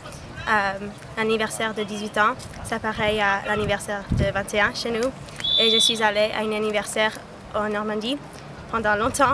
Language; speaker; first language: French; non-native, learner; English